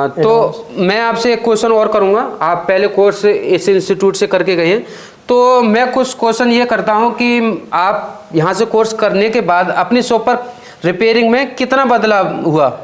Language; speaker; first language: Hindi; native; Hindi